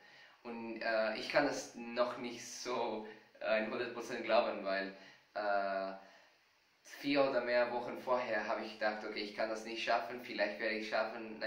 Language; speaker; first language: German; non-native, fluent; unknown